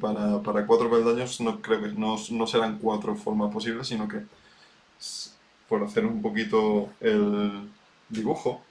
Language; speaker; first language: Spanish; native; Spanish